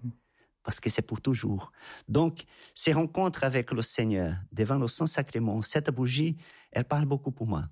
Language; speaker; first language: French; non-native, fluent; Portuguese